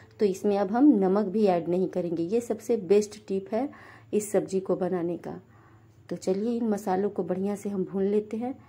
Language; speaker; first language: Hindi; native; Hindi